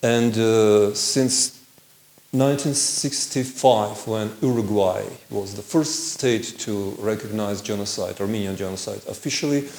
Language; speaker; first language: English; non-native, fluent; Armenian